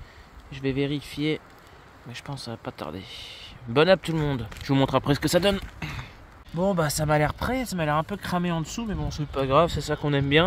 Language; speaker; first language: French; native; French